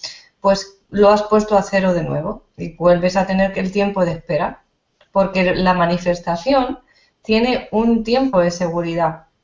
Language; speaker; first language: Spanish; native; Spanish